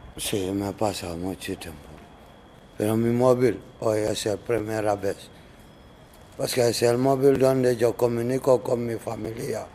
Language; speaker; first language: Spanish; non-native, learner; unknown